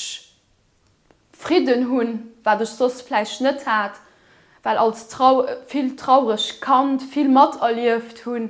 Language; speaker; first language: German; non-native, local second language; Luxembourgish